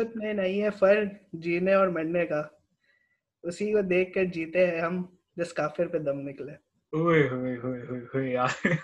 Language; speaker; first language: Urdu; native; Urdu